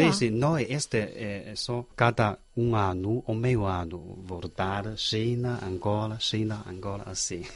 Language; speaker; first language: Portuguese; non-native, learner; Chinese